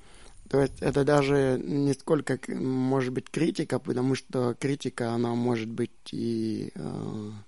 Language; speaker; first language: Czech; non-native, learner; Russian